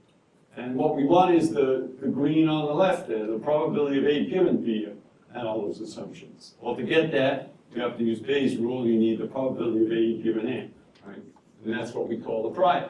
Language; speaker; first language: English; native; English